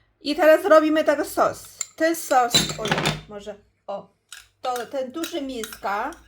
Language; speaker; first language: Polish; non-native, learner; Chinese